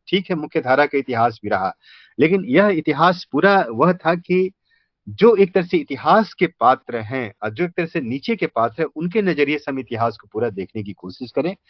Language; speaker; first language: Hindi; native; Hindi